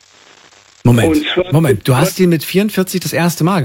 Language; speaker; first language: German; native; German